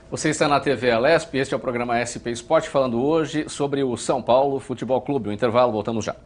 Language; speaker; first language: Portuguese; native; Portuguese